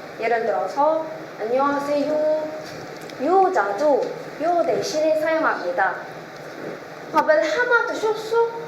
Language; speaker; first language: Korean; non-native, learner; Arabic